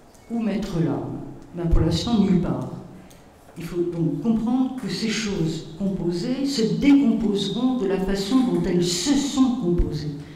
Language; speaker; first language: French; native; French